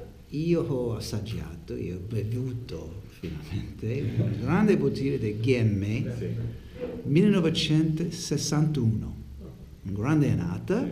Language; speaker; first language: Italian; non-native, learner; English